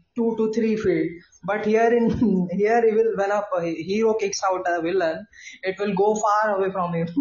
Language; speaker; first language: English; non-native, local second language; Hindi